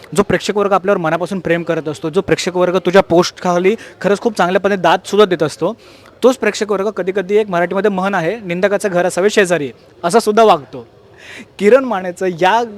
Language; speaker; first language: Marathi; native; Marathi